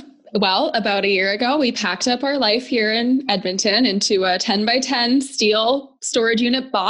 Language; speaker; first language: English; native; English